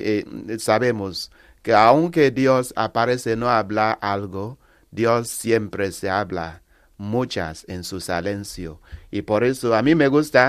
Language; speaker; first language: Spanish; non-native, learner; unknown